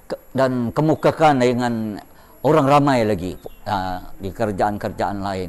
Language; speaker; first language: Indonesian; non-native, local second language; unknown